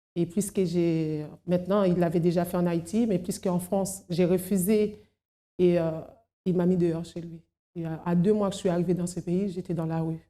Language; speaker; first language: French; non-native, local second language; Haitian Creole